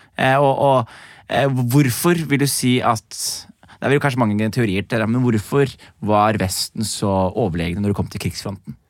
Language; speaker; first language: Norwegian; early bilingual, other home language; Somali